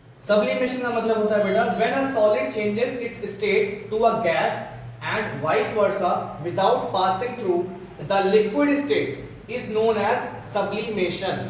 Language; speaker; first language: Hindi; native; Hindi